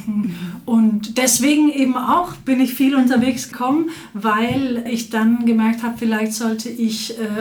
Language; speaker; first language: German; non-native, fluent; Danish